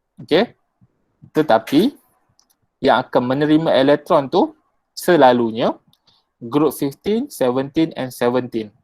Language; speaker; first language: Malay; native; Malay